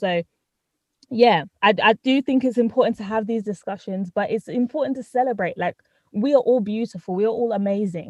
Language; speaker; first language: English; native; English